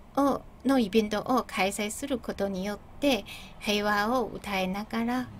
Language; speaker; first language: Japanese; non-native, fluent; Chinese